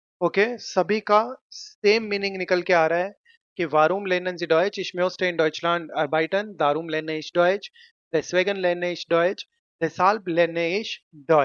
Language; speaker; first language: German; non-native, fluent; Hindi